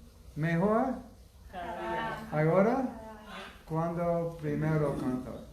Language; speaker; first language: Spanish; non-native, learner; English